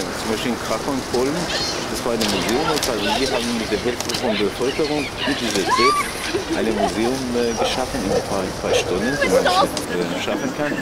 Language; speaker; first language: German; non-native, fluent; Persian